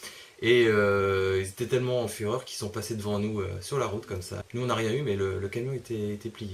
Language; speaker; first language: French; native; French